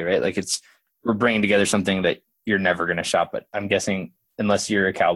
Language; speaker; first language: English; native; English